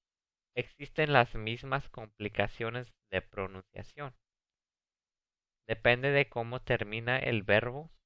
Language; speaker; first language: Spanish; early bilingual, heritage; Spanish